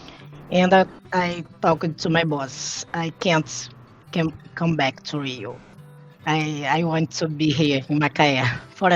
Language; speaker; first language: English; non-native, learner; Portuguese